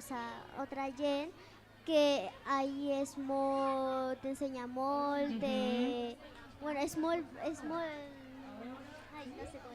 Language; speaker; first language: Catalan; non-native, local second language; Spanish